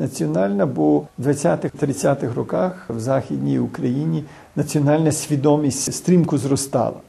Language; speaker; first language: Ukrainian; early bilingual, heritage; Ukrainian